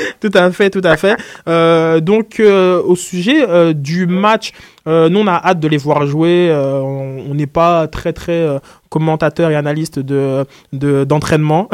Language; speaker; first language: French; native; French